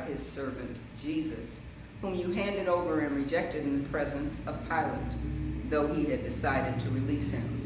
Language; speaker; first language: English; native; English